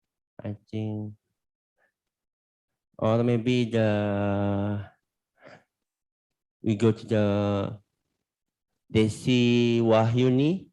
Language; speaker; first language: English; non-native, learner; Indonesian